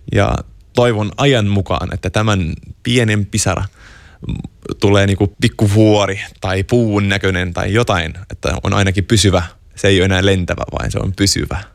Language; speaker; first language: Finnish; non-native, fluent; Arabic